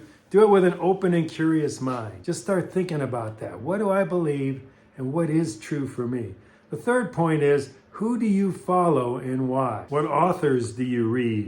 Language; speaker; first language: English; native; English